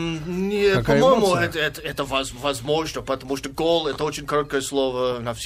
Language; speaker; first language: Russian; non-native, fluent; English